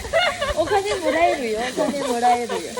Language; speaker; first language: Japanese; non-native, learner; Mizo